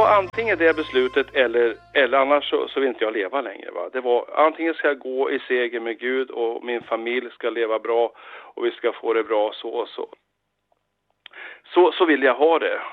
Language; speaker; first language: Swedish; native; Swedish